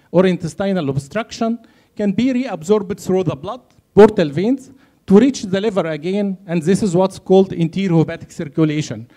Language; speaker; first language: English; non-native, fluent; Arabic